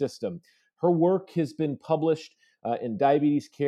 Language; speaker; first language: English; native; English